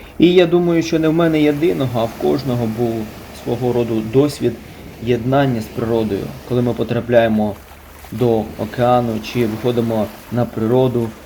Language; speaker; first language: Ukrainian; native; Ukrainian